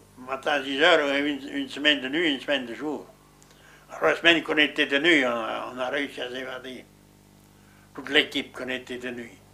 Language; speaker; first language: French; non-native, local second language; Swiss German